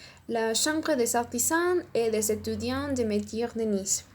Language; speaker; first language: French; non-native, learner; Spanish